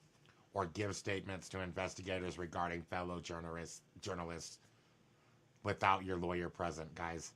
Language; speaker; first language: English; native; English